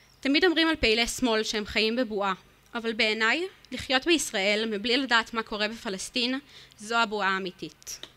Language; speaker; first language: Hebrew; native; Hebrew